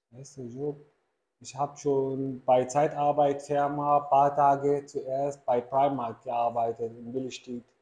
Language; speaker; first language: German; non-native, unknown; Arabic